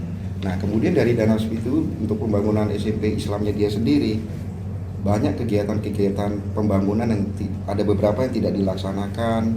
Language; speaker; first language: Indonesian; native; Indonesian